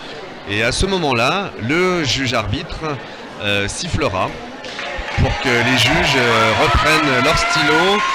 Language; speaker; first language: French; native; French